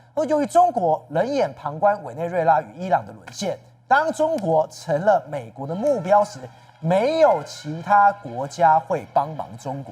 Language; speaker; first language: Chinese; native; Chinese